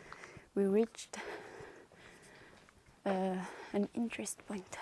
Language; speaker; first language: English; non-native, fluent; French